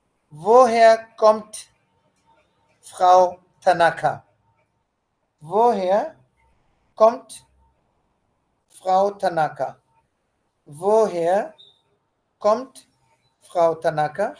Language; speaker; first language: German; non-native, learner; Hindi